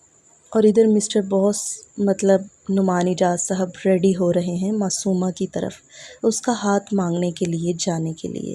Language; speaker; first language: Urdu; native; Urdu